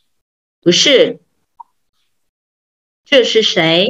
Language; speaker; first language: Chinese; non-native, fluent; Vietnamese